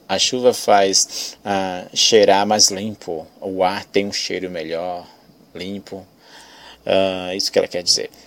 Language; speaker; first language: Portuguese; native; Portuguese